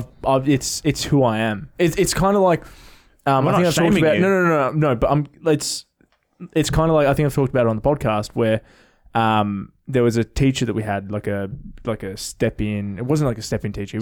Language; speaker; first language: English; native; English